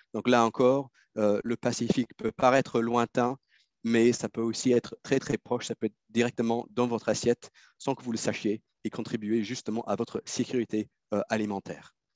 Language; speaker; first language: French; native; French